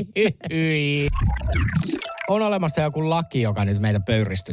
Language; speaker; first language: Finnish; native; Finnish